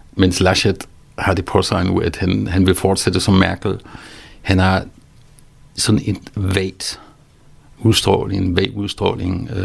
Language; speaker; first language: Danish; non-native, fluent; German